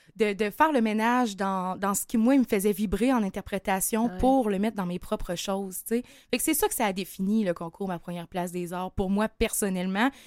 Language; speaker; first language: French; native; French